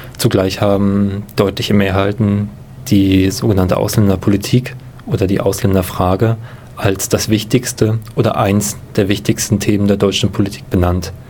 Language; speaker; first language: German; native; German